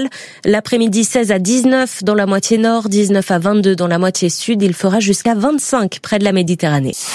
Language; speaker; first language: French; native; French